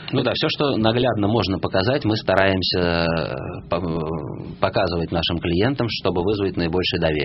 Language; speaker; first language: Russian; native; Russian